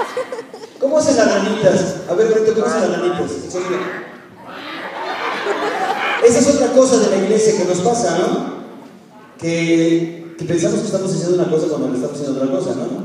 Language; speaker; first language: Spanish; native; Spanish